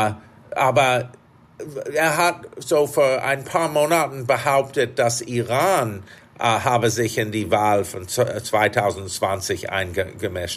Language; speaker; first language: German; non-native, fluent; English